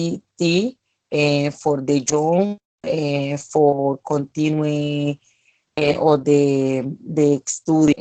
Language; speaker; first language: English; non-native, learner; Spanish